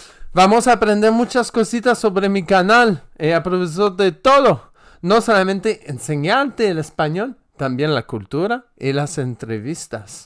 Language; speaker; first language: Spanish; non-native, learner; French